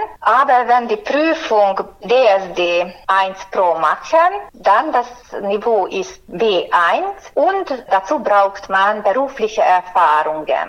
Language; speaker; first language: German; non-native, fluent; Hungarian